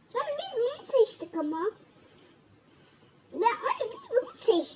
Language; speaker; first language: Turkish; native; Turkish